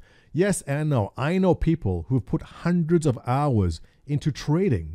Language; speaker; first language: English; native; English